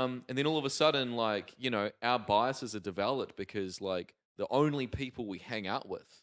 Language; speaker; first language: English; native; English